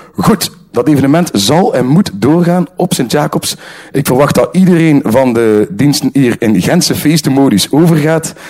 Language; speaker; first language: Dutch; native; Dutch